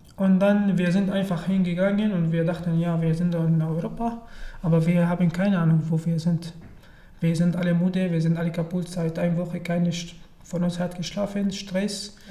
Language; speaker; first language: German; non-native, learner; Arabic